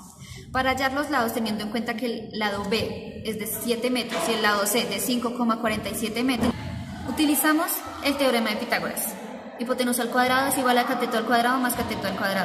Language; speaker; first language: Spanish; native; Spanish